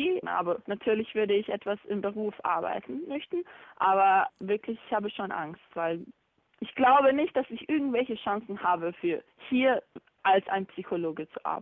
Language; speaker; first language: German; non-native, fluent; Bosnian